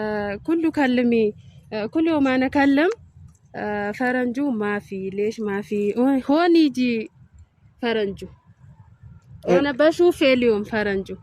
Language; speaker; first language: Arabic; non-native, learner; Amharic